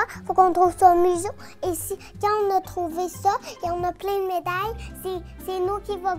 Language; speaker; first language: French; native; French